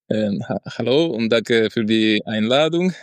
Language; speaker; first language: German; non-native, fluent; Italian